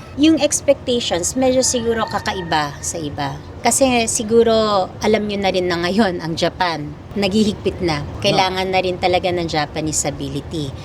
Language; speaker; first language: Filipino; native; Filipino